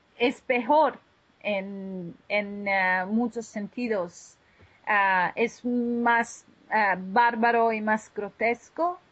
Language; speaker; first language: Spanish; non-native, fluent; Italian